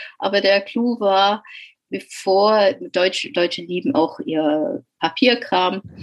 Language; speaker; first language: German; non-native, fluent; English